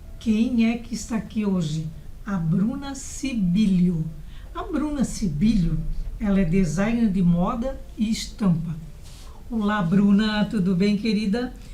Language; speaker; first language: Portuguese; native; Portuguese